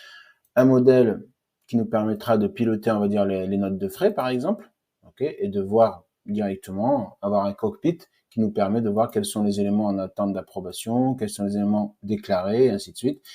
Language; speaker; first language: French; native; French